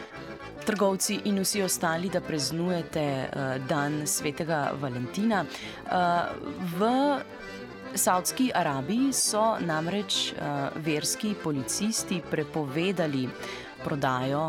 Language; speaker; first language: Slovenian; native; Slovenian